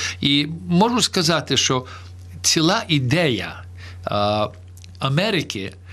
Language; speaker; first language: Ukrainian; early bilingual, heritage; Ukrainian